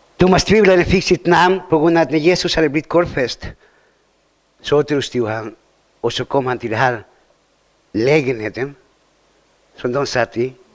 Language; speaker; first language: Swedish; early bilingual, other home language; Spanish